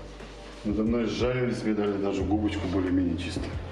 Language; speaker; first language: Russian; native; Russian